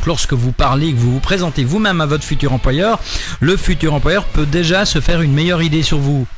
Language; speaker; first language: French; native; French